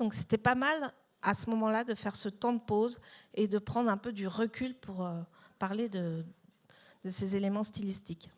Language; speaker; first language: French; native; French